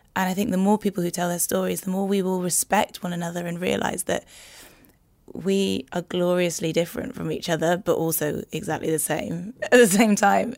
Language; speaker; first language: English; native; English